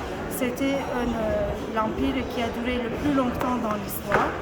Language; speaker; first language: French; non-native, fluent; Turkish